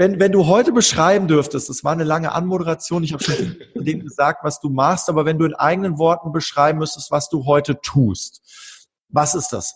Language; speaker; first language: German; native; German